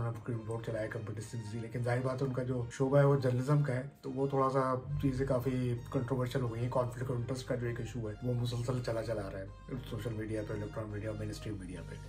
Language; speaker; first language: Urdu; native; Urdu